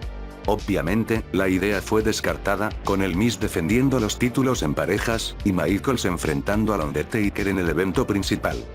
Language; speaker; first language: Spanish; native; Spanish